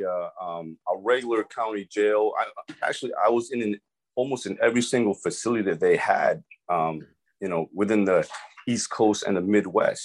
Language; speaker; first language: English; early bilingual, other home language; Khmer